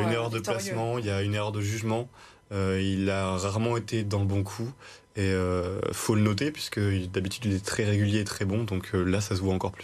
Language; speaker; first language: French; native; French